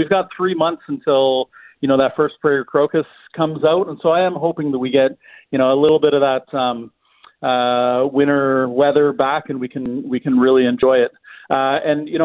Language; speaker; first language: English; native; English